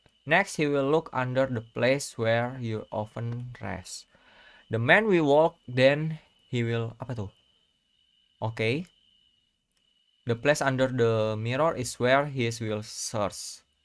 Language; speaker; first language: English; non-native, learner; Indonesian